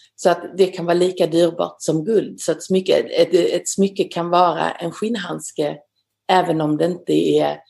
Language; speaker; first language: Swedish; native; Swedish